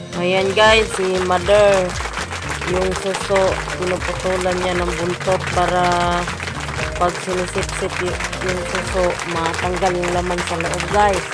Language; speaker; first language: Filipino; non-native, local second language; Cebuano